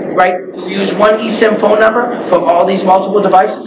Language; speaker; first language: English; native; English